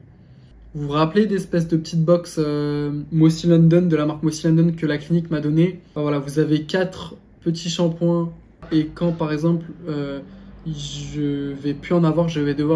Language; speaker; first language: French; native; French